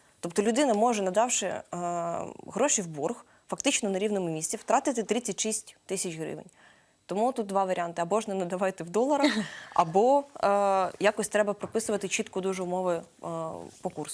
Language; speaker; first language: Ukrainian; native; Ukrainian